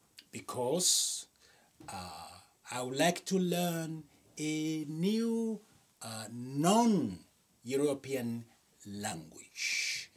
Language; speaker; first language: English; non-native, local second language; Yoruba